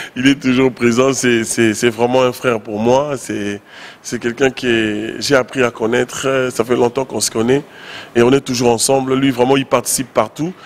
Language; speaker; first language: French; non-native, local second language; Lingala